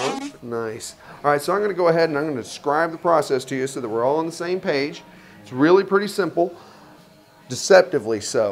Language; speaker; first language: English; native; English